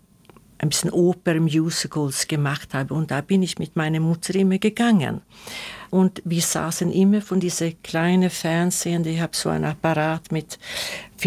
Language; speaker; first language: German; non-native, fluent; Swedish